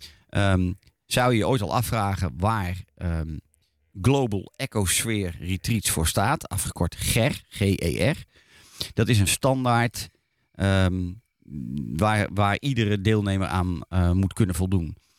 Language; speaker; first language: Dutch; native; Dutch